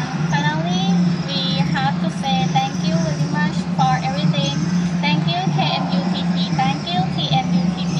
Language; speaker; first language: English; non-native, learner; Thai